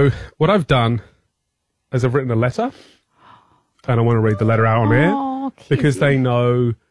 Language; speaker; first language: English; native; English